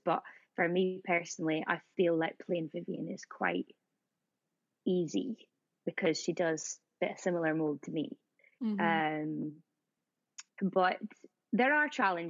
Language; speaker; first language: English; native; English